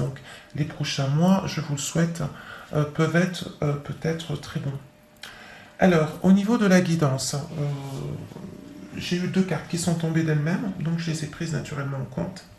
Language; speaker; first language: French; native; French